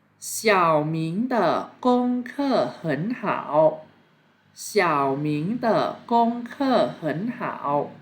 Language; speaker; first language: Chinese; non-native, fluent; Thai